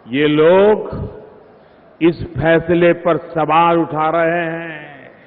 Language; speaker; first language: Hindi; non-native, local second language; Gujarati